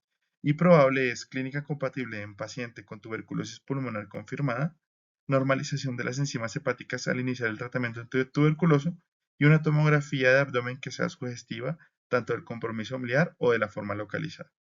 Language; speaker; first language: Spanish; native; Spanish